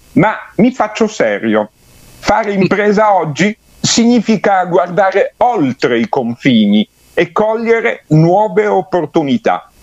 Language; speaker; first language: Italian; native; Italian